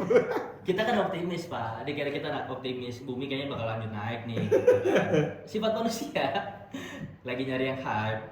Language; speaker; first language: Indonesian; native; Indonesian